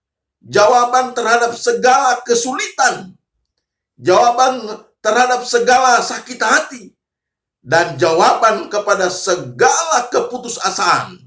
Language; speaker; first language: Indonesian; native; Indonesian